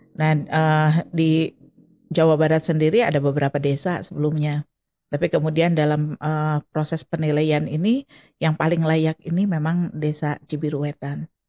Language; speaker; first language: Indonesian; non-native, local second language; Sundanese